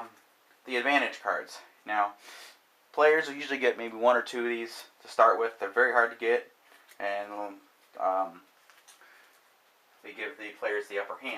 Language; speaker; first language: English; native; English